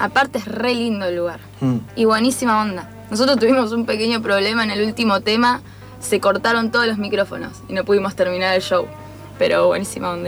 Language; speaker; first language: Spanish; native; Spanish